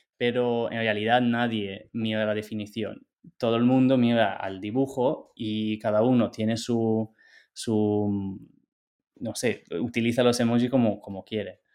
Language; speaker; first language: Spanish; non-native, fluent; Italian